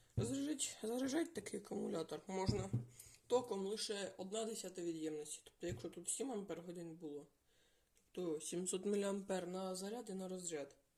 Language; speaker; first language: Ukrainian; non-native, local second language; Russian